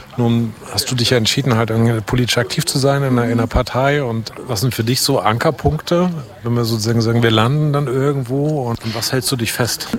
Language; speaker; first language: German; native; German